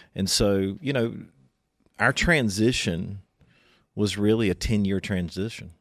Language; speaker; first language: English; native; English